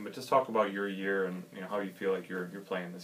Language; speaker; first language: English; native; English